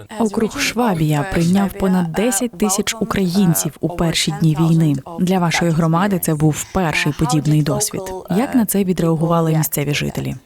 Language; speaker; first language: Ukrainian; native; Ukrainian